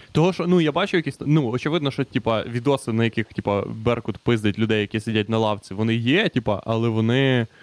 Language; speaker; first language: Ukrainian; native; Ukrainian